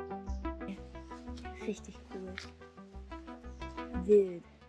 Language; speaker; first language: German; non-native, learner; Japanese